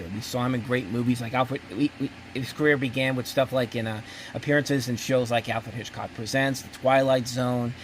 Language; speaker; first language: English; native; English